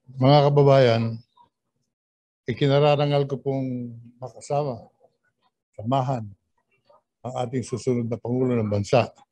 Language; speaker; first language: Filipino; native; Filipino